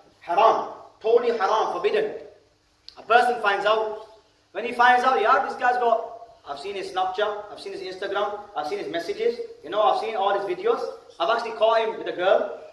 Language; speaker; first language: English; early bilingual, other home language; Urdu